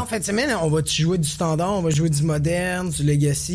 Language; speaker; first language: French; native; French